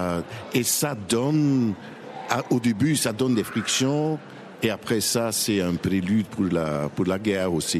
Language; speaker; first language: French; non-native, local second language; Dutch